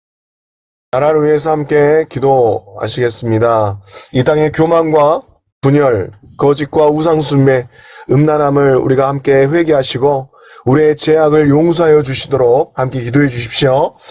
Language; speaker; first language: Korean; native; Korean